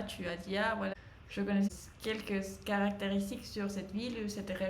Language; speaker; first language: French; non-native, fluent; Spanish